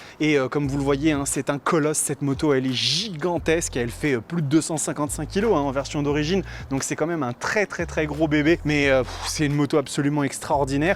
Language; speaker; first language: French; native; French